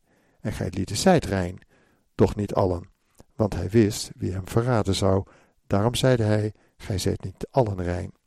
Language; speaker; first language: Dutch; native; Dutch